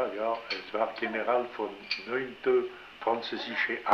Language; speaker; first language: German; non-native, learner; French